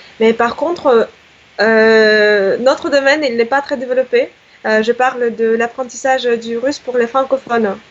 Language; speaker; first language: French; non-native, fluent; Russian